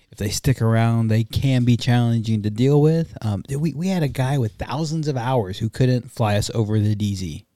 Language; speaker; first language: English; native; English